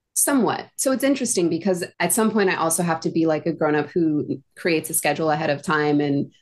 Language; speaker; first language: English; native; English